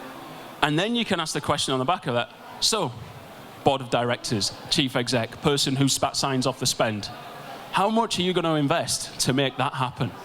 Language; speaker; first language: English; native; English